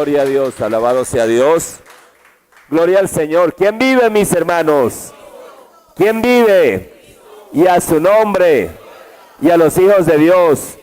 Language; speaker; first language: Spanish; native; Spanish